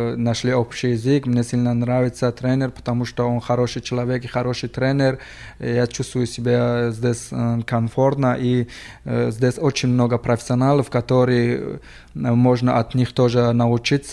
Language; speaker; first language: Russian; non-native, fluent; Tajik